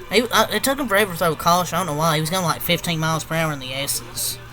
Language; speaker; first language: English; native; English